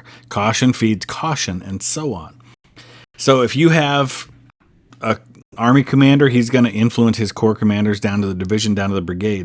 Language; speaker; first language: English; native; English